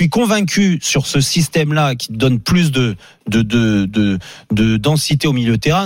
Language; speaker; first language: French; native; French